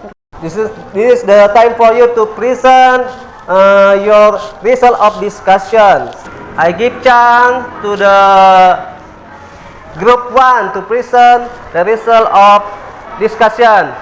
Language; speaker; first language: English; non-native, learner; Indonesian